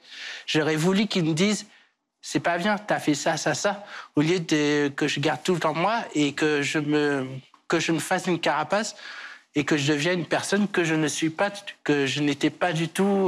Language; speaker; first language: French; early bilingual, other home language; Portuguese